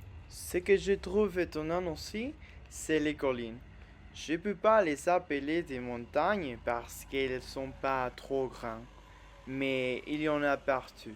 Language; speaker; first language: French; non-native, fluent; Spanish